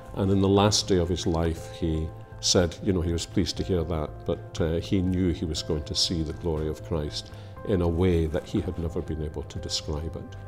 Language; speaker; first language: English; native; English